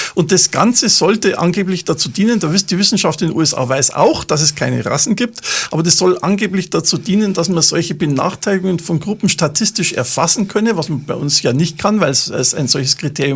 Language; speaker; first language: German; native; German